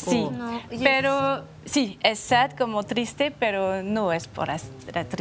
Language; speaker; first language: Spanish; non-native, learner; French